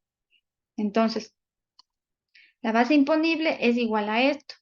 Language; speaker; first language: Spanish; native; Spanish